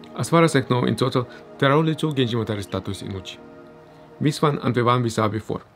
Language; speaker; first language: English; early bilingual, other home language; Estonian